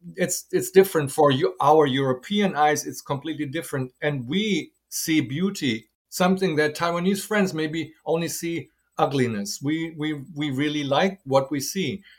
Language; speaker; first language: English; non-native, fluent; German